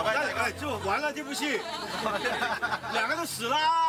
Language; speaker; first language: Chinese; non-native, local second language; Cantonese